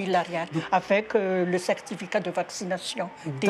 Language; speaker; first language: French; non-native, local second language; Malagasy